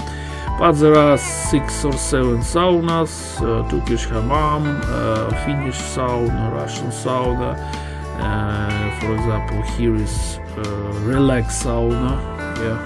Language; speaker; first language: English; non-native, fluent; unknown